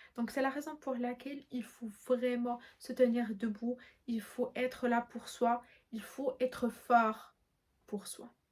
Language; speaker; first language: French; non-native, local second language; Arabic